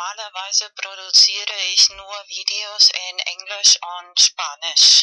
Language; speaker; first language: German; non-native, fluent; Spanish